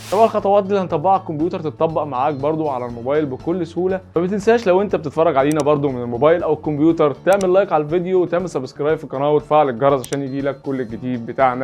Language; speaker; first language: Arabic; native; Arabic